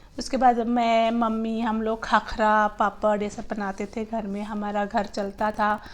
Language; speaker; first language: Hindi; non-native, local second language; Gujarati